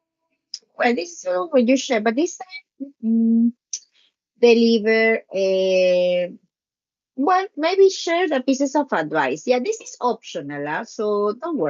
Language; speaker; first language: English; non-native, learner; Spanish